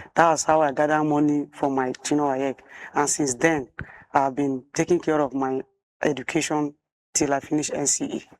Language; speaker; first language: Nigerian Pidgin; non-native, local second language; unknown